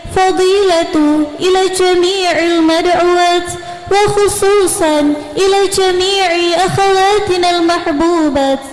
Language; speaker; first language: Arabic; non-native, learner; Indonesian